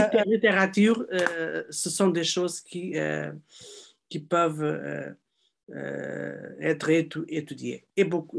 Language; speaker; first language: French; non-native, fluent; Portuguese